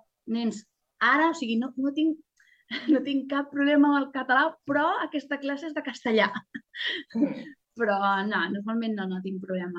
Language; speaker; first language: Catalan; non-native, local second language; Spanish